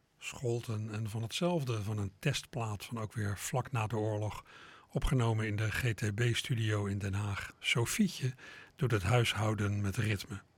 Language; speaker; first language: Dutch; native; Dutch